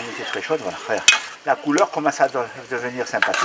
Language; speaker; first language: French; native; French